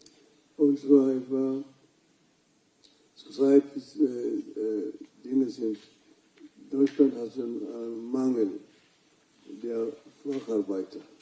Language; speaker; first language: German; non-native, learner; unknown